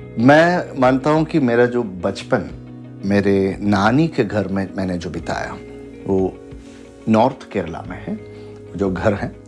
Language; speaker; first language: Hindi; non-native, local second language; Malayalam